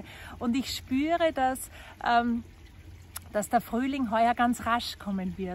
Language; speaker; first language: German; native; German